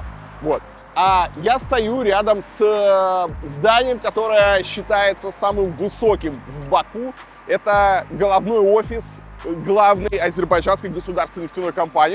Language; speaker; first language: Russian; native; Russian